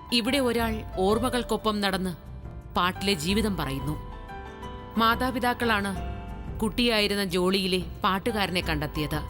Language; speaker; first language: Malayalam; native; Malayalam